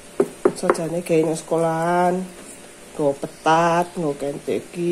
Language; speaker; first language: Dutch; non-native, local second language; Javanese